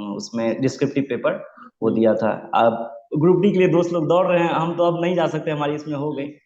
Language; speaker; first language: Hindi; native; Hindi